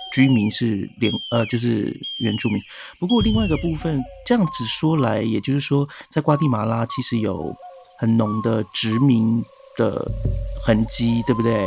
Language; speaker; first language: Chinese; native; Chinese